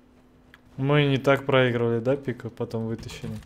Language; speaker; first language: Russian; native; Russian